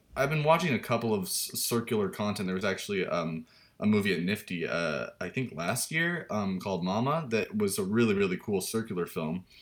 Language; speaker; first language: English; native; English